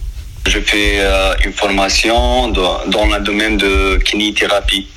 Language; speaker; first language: French; non-native, learner; Arabic